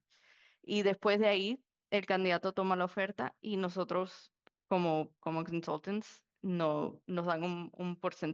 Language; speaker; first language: Spanish; early bilingual, heritage; Spanish